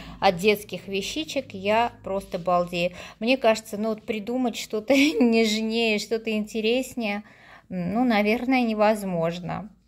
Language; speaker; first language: Russian; non-native, local second language; Armenian